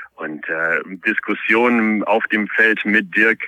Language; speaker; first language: German; non-native, fluent; Polish